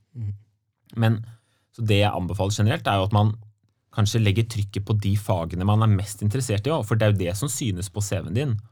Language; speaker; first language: Norwegian; native; Norwegian